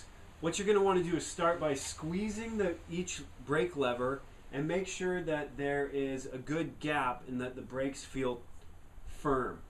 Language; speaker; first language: English; native; English